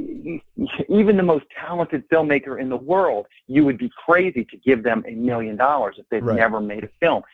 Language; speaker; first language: English; native; English